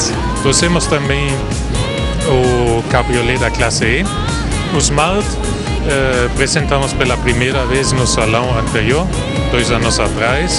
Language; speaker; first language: Portuguese; non-native, fluent; Spanish